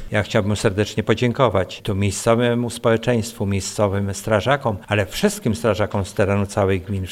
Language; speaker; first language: Polish; native; Polish